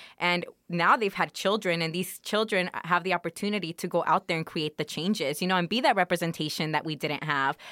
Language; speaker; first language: English; native; English